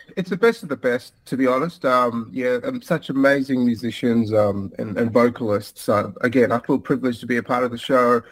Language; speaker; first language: English; native; English